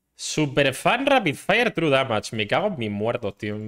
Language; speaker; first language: Spanish; native; Spanish